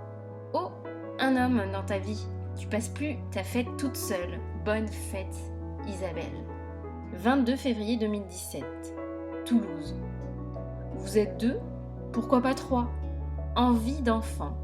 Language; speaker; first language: French; native; French